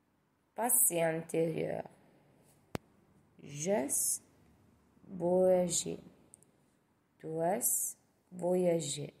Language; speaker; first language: French; non-native, fluent; Italian